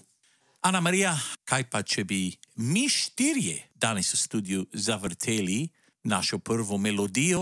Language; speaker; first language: Slovenian; native; Slovenian